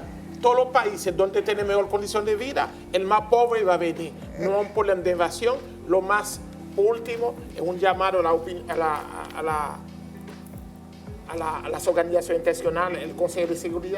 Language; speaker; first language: Spanish; non-native, learner; Haitian Creole